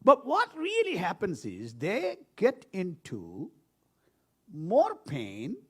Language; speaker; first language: English; non-native, local second language; Malayalam